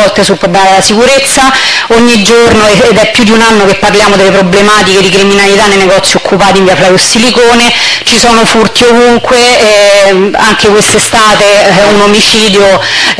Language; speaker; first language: Italian; native; Italian